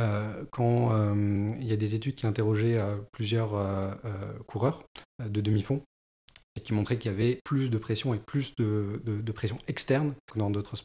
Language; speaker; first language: French; native; French